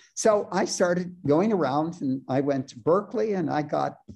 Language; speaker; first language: English; native; English